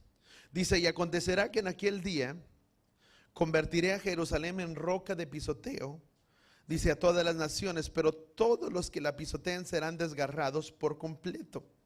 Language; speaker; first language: Spanish; native; Spanish